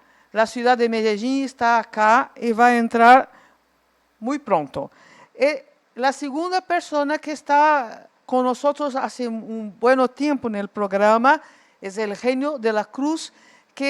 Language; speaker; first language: Spanish; non-native, local second language; Portuguese